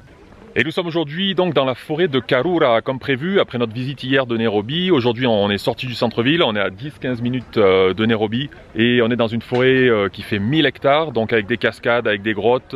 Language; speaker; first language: French; native; French